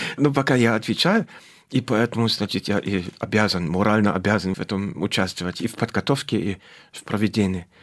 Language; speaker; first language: Russian; non-native, fluent; German